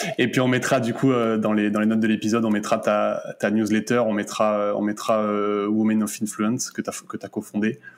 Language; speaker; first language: French; native; French